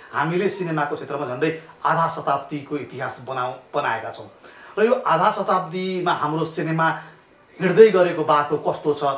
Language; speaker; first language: Nepali; native; Nepali